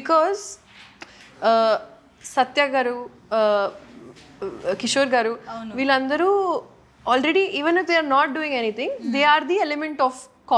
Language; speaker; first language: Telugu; non-native, local second language; Urdu